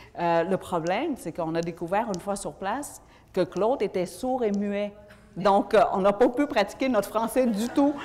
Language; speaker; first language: French; early bilingual, other home language; Vietnamese